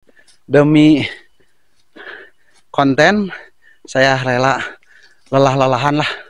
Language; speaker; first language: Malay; non-native, local second language; Sundanese